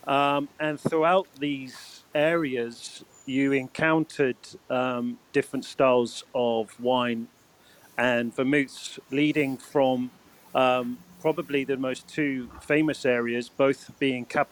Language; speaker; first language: English; native; English